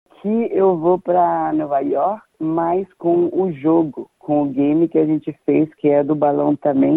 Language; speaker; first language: Portuguese; non-native, fluent; Danish